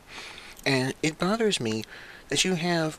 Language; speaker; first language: English; native; English